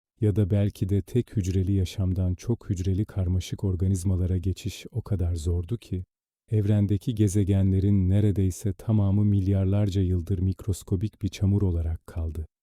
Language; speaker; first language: Turkish; native; Turkish